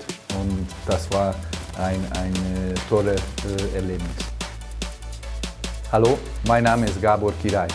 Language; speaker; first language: German; non-native, learner; Hungarian